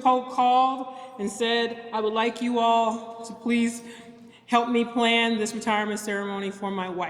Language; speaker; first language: English; native; English